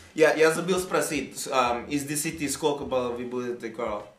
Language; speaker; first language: Russian; non-native, learner; English